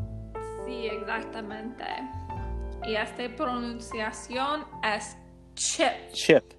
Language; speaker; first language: Spanish; non-native, learner; English